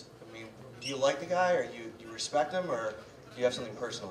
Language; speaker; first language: English; native; English